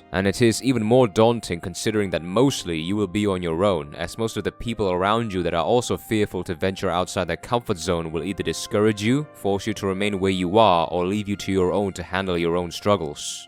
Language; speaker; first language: English; non-native, fluent; Korean